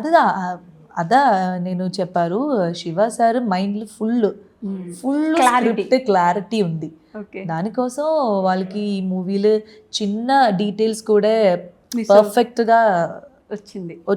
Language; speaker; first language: Telugu; non-native, learner; Malayalam